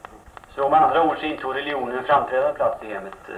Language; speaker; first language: Swedish; native; Swedish